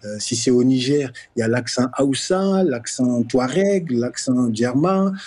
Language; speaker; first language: French; non-native, local second language; Hausa